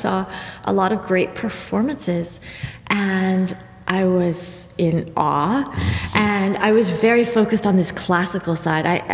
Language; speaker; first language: English; native; English